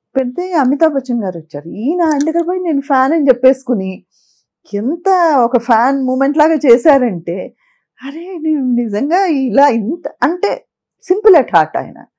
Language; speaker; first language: Telugu; native; Telugu